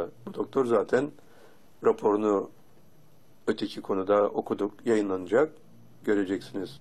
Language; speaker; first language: Turkish; native; Turkish